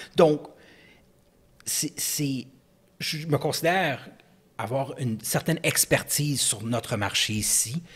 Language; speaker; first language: French; native; French